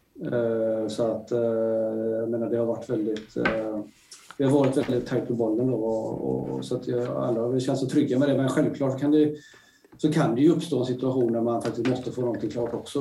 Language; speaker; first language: Swedish; native; Swedish